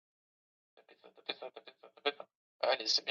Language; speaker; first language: French; native; French